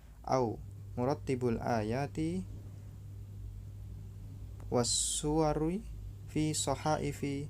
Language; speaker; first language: Arabic; non-native, learner; Indonesian